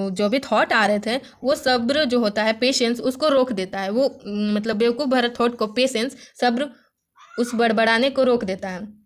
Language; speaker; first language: Hindi; native; Hindi